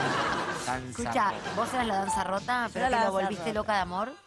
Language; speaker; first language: Spanish; native; Spanish